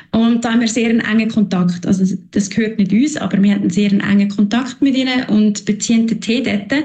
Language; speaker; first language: German; native; German